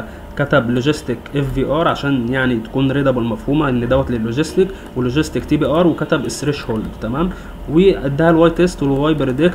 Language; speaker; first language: Arabic; native; Arabic